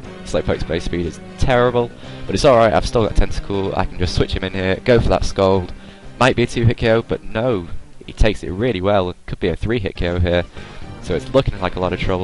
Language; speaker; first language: English; native; English